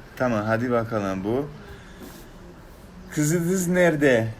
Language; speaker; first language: Turkish; non-native, learner; Portuguese